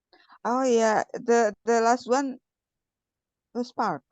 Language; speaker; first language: English; non-native, learner; Indonesian